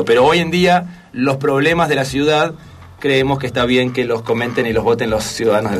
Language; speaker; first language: Spanish; native; Spanish